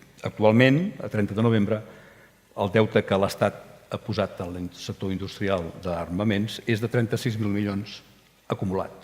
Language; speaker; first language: Catalan; native; Catalan